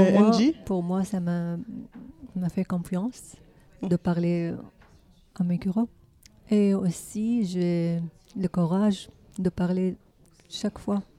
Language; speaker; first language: French; non-native, learner; Arabic